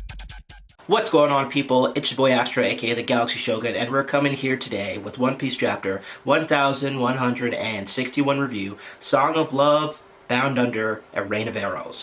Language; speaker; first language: English; native; English